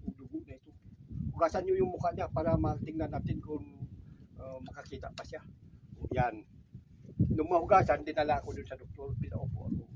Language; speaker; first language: Filipino; non-native, local second language; Hiligaynon